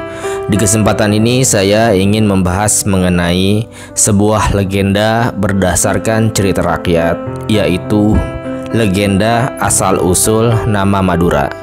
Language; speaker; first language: Indonesian; native; Indonesian